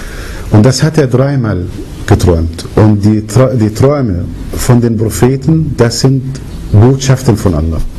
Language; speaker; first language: German; early bilingual, other home language; Arabic